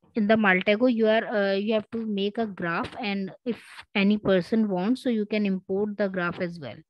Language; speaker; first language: English; non-native, local second language; Hindi